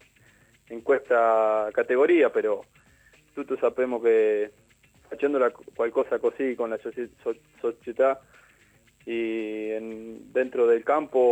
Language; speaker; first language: Italian; non-native, learner; Spanish